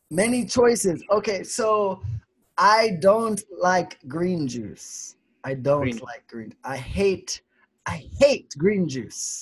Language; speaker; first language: English; non-native, fluent; Swedish